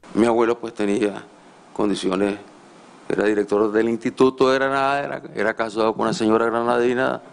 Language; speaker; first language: Spanish; native; Spanish